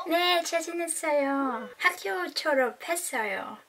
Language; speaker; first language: Korean; non-native, learner; English